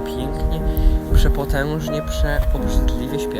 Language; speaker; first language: Polish; native; Polish